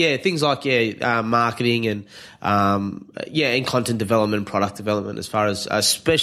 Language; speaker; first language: English; native; English